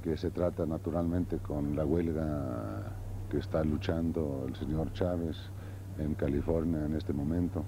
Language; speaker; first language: Spanish; early bilingual, other home language; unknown